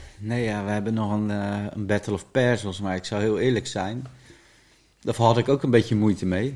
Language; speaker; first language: Dutch; native; Dutch